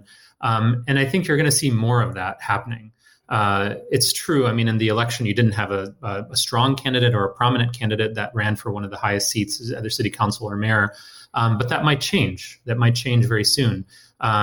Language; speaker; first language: English; native; English